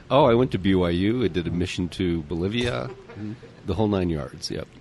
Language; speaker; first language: English; native; English